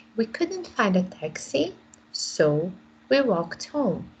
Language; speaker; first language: English; non-native, fluent; Portuguese